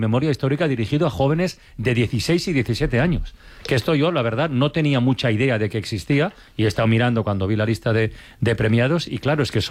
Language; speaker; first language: Spanish; native; Spanish